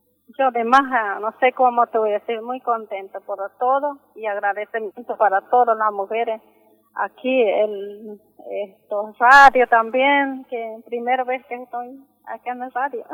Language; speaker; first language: Spanish; non-native, local second language; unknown